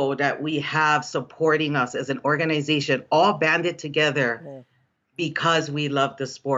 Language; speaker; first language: English; native; English